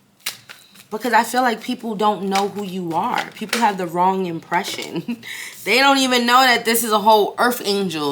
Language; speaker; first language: English; native; English